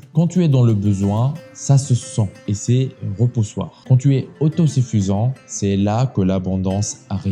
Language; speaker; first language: French; native; French